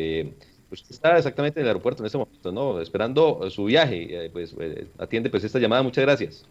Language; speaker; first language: Spanish; native; Spanish